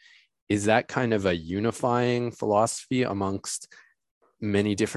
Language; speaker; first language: English; native; English